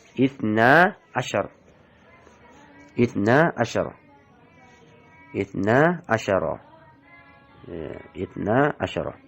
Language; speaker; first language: Arabic; non-native, fluent; Indonesian